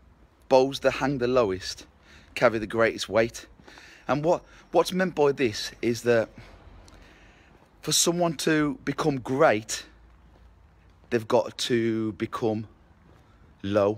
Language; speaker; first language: English; native; English